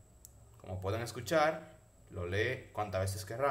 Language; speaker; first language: Spanish; native; Spanish